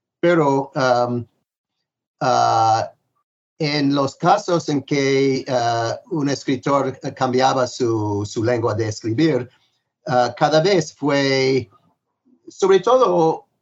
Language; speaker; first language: Spanish; non-native, fluent; English